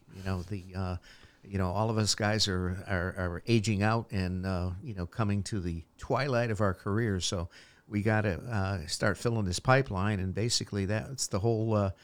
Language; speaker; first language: English; native; English